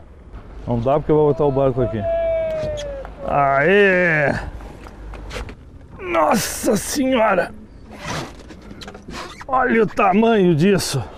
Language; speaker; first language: Portuguese; native; Portuguese